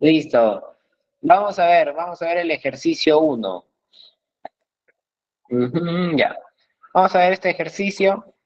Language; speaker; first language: Spanish; native; Spanish